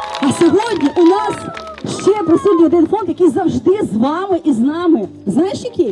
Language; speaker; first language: Ukrainian; native; Ukrainian